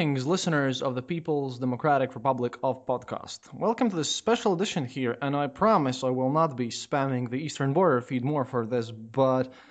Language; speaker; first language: English; non-native, fluent; Latvian